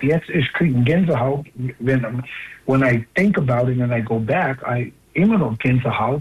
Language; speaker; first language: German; non-native, learner; English